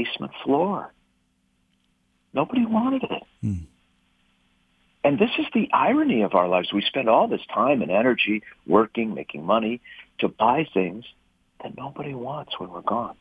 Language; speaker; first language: English; native; English